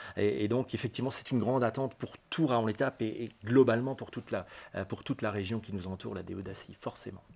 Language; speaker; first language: French; native; French